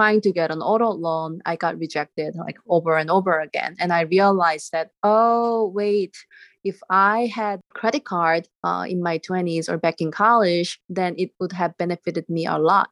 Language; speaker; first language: English; non-native, fluent; Korean